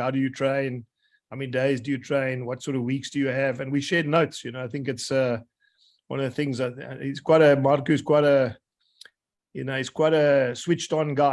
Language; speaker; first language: English; native; English